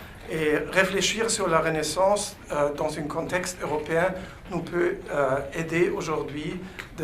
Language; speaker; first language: French; non-native, fluent; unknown